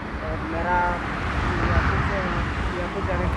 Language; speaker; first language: Hindi; non-native, local second language; Odia